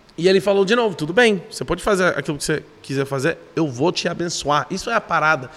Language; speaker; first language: Portuguese; non-native, fluent; English